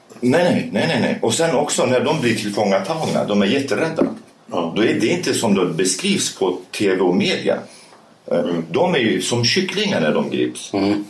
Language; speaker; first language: Swedish; early bilingual, other home language; Kurdish